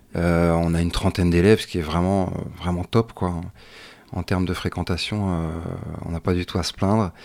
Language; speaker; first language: French; native; French